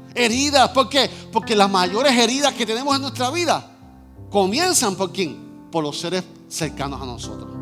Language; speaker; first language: Spanish; native; Spanish